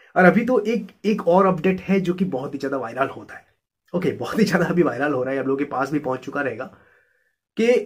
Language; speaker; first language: Hindi; native; Hindi